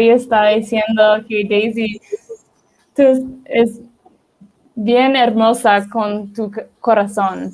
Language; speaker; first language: Spanish; non-native, learner; English